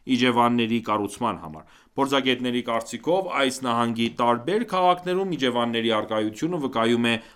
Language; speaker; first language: Armenian; early bilingual, heritage; Armenian